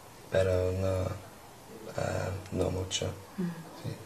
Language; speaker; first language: Spanish; non-native, learner; English